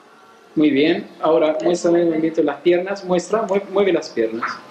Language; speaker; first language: Spanish; native; Spanish